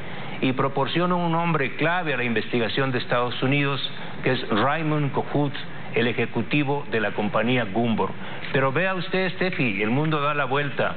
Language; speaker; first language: Spanish; native; Spanish